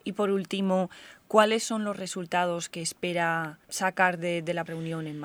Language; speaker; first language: Spanish; native; Spanish